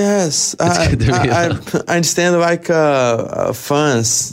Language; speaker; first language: English; non-native, learner; Portuguese